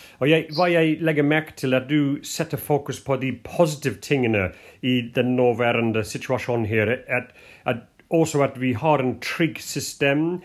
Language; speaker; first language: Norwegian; non-native, fluent; English